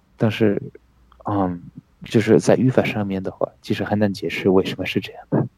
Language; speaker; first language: Chinese; non-native, fluent; French